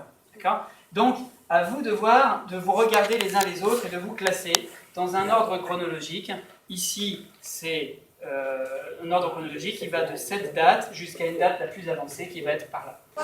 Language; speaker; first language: French; native; French